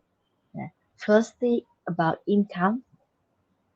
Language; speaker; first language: English; non-native, learner; Vietnamese